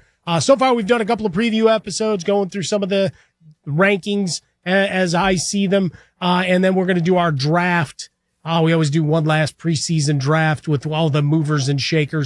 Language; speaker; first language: English; native; English